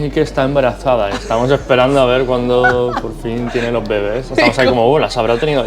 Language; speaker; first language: Spanish; native; Spanish